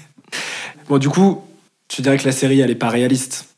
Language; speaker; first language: French; native; French